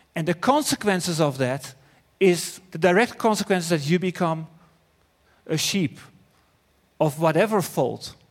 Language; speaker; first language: English; non-native, fluent; Dutch